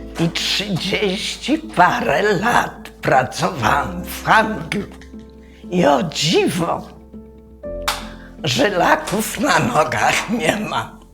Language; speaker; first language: Polish; native; Polish